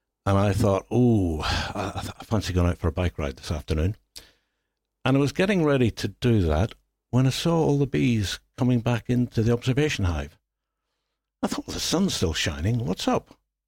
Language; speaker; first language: English; native; English